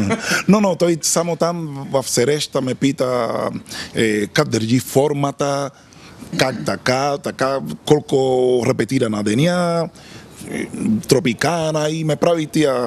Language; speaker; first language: Bulgarian; non-native, learner; Spanish